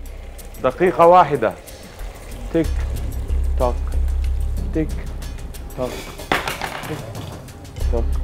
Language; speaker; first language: Arabic; native; Arabic